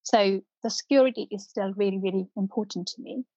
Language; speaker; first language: English; non-native, local second language; Punjabi